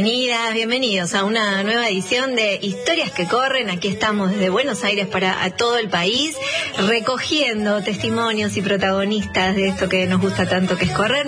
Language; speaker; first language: Spanish; native; Spanish